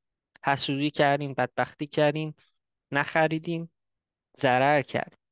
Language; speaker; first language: Persian; early bilingual, heritage; Persian